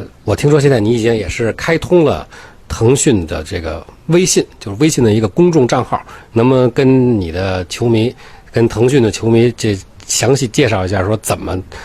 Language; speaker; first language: Chinese; native; Chinese